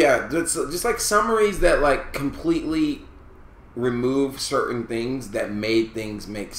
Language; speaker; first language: English; native; English